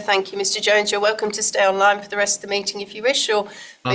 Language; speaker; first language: English; native; English